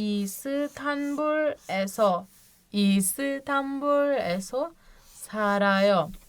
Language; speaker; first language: Korean; non-native, fluent; Turkish